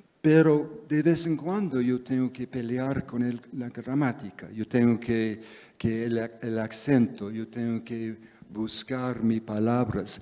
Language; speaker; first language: Spanish; non-native, fluent; English